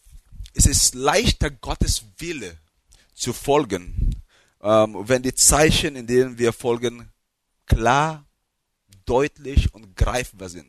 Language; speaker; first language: German; non-native, fluent; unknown